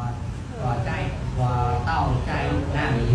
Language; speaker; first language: Chinese; non-native, learner; Khmer